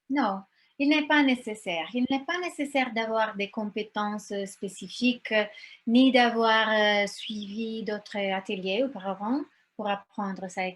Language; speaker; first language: French; non-native, fluent; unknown